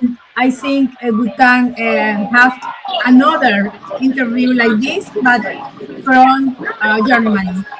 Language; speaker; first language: English; non-native, learner; Spanish